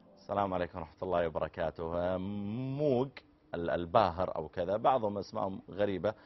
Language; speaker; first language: Arabic; native; Arabic